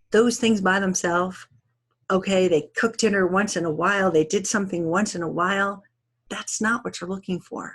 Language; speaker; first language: English; native; English